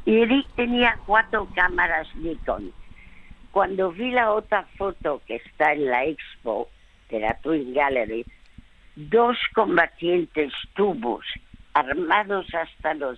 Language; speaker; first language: Spanish; early bilingual, other home language; French